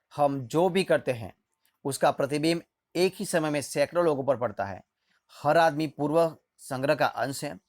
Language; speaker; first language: Hindi; non-native, local second language; Gujarati